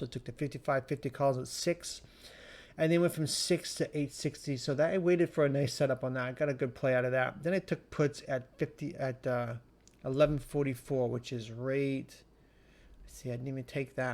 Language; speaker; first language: English; native; English